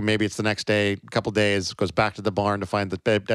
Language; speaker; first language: English; native; English